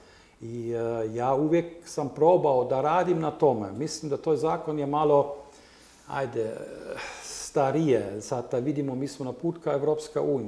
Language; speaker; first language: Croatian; non-native, learner; German